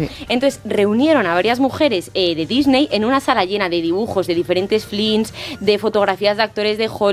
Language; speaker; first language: Spanish; native; Spanish